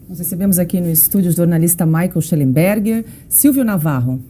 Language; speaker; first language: Portuguese; native; Portuguese